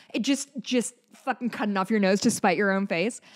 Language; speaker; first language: English; native; English